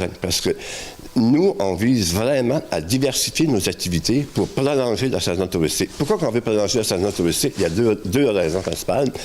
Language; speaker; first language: French; native; French